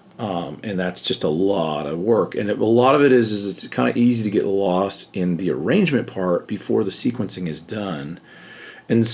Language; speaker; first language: English; native; English